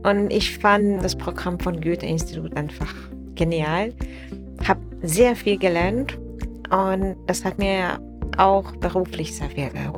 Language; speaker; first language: German; non-native, fluent; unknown